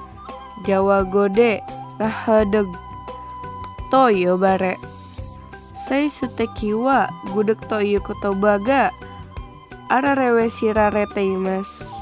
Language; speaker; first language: Japanese; non-native, fluent; Indonesian